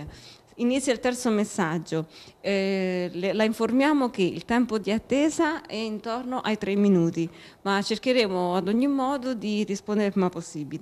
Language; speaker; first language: Italian; native; Italian